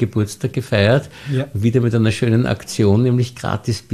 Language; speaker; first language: German; native; German